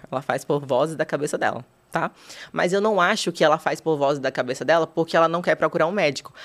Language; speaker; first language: Portuguese; native; Portuguese